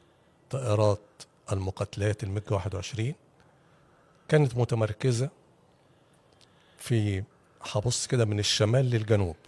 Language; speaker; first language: Arabic; native; Arabic